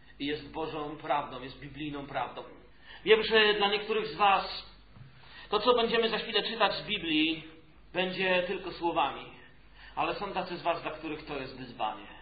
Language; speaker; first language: Polish; native; Polish